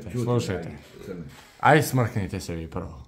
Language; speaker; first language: Serbian; native; Serbian